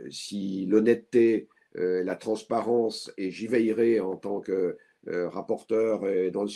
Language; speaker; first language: French; native; French